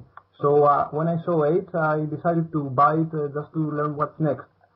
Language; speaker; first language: English; non-native, fluent; Greek